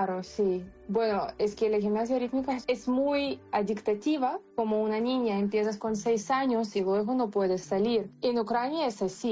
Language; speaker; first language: Spanish; non-native, fluent; Ukrainian